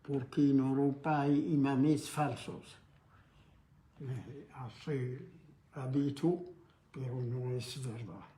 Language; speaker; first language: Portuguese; non-native, learner; Arabic